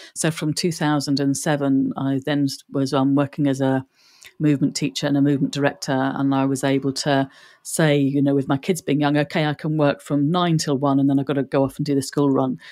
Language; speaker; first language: English; native; English